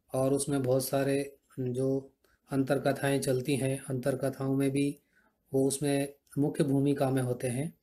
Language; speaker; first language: Hindi; native; Hindi